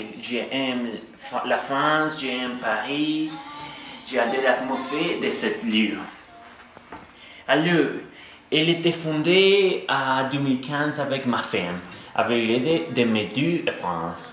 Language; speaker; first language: French; non-native, learner; Spanish